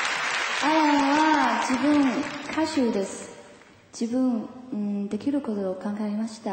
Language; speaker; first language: Japanese; non-native, learner; Chinese